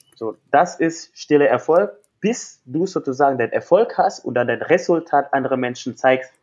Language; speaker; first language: German; non-native, fluent; Indonesian